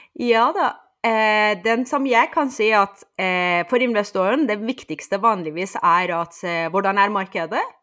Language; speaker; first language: Norwegian; non-native, fluent; Persian